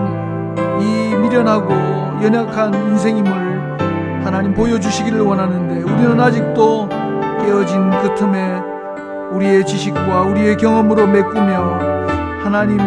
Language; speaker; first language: Korean; native; Korean